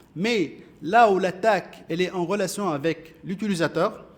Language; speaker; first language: French; non-native, local second language; Arabic